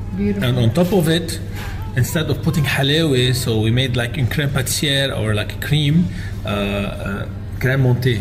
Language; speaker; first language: English; non-native, fluent; Arabic